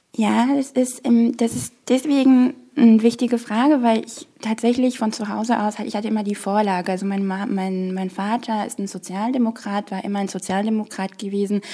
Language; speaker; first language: German; non-native, fluent; Arabic